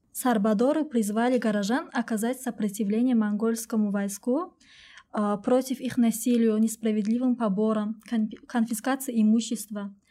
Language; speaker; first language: Russian; non-native, local second language; Tajik